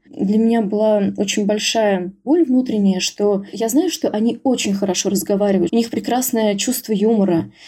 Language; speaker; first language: Russian; native; Russian